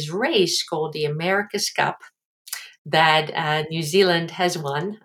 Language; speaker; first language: English; non-native, fluent; Dutch